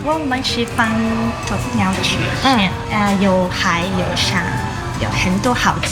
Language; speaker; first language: Chinese; non-native, learner; Japanese